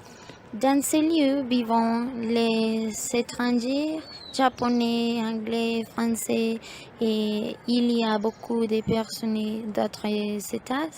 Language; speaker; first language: French; non-native, learner; Spanish